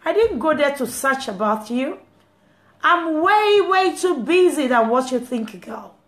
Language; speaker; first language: English; non-native, local second language; Yoruba